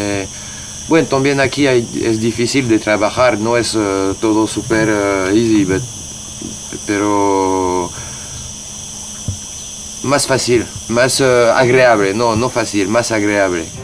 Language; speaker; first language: Spanish; non-native, learner; French